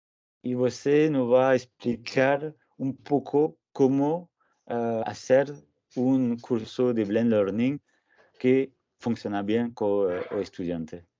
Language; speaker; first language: Portuguese; non-native, fluent; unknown